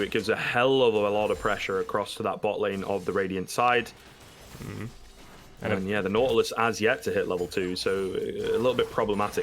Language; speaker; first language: English; native; English